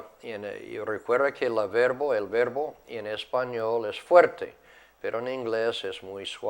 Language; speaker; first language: Spanish; non-native, fluent; English